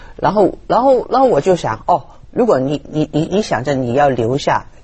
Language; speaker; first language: Chinese; non-native, fluent; Cantonese